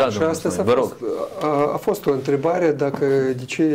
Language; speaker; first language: Romanian; non-native, local second language; Russian